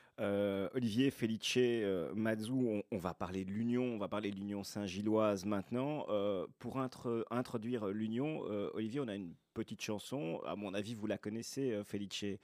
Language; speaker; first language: French; native; French